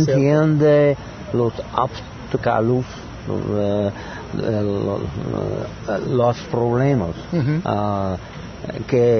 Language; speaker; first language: Spanish; non-native, learner; English